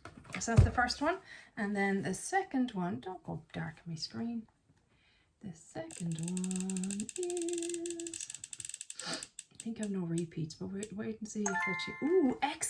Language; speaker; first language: English; native; English